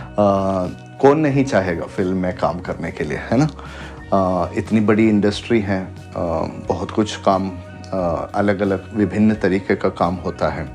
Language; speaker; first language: Hindi; non-native, local second language; Malayalam